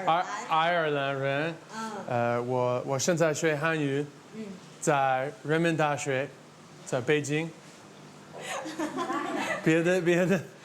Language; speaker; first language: Chinese; non-native, learner; English